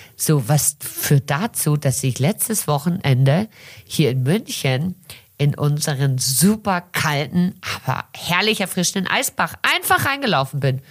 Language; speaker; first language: German; early bilingual, heritage; German